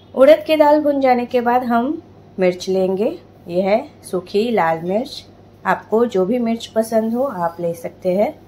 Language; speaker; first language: Hindi; non-native, local second language; Telugu